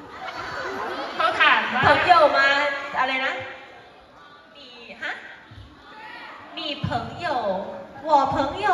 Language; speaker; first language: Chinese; non-native, learner; Thai